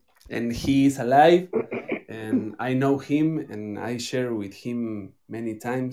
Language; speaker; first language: English; non-native, learner; Spanish